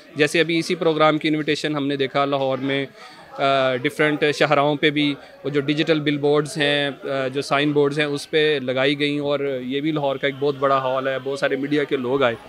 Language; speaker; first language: Urdu; non-native, local second language; Punjabi